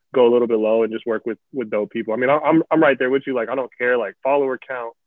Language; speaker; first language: English; native; English